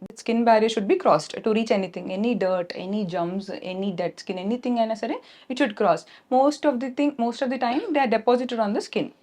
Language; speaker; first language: English; non-native, local second language; Telugu